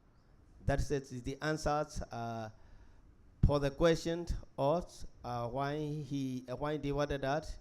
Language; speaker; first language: English; non-native, fluent; Burmese